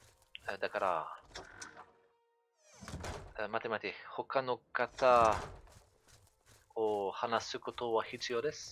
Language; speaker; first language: Japanese; non-native, learner; French